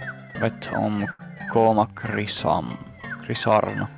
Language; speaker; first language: Swedish; non-native, learner; English